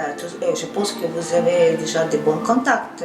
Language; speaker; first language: French; non-native, learner; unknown